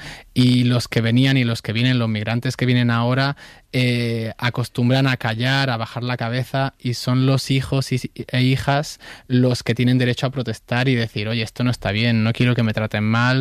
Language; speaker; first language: Spanish; native; Spanish